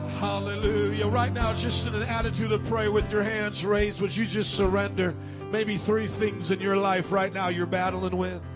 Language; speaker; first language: English; native; English